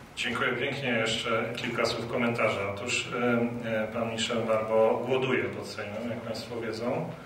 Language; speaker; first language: Polish; native; Polish